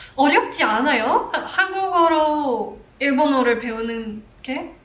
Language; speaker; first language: Korean; non-native, fluent; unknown